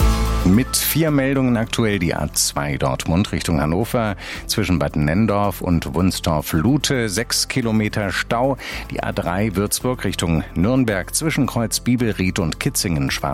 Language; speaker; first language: German; native; German